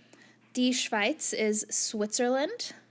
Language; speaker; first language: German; non-native, fluent; English